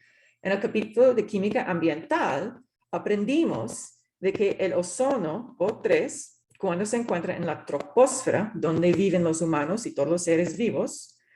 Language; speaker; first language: Spanish; non-native, fluent; English